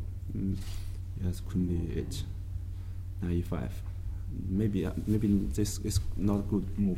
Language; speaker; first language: English; non-native, learner; Chinese